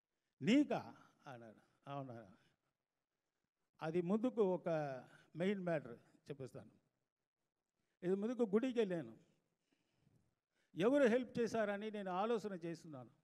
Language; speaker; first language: Telugu; non-native, fluent; Tamil